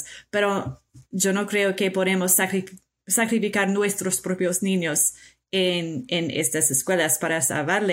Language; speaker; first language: Spanish; non-native, fluent; English